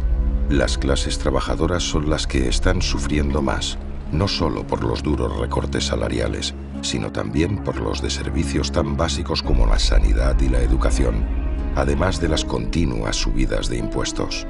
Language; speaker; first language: Spanish; native; Spanish